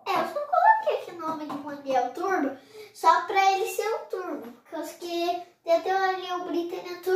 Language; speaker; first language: Portuguese; native; Portuguese